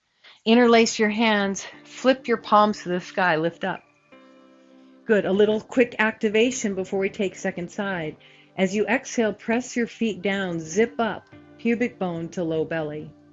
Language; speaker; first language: English; native; English